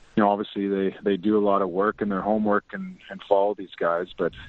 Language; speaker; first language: English; native; English